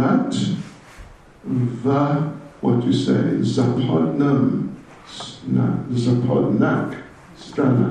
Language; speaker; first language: Russian; non-native, learner; English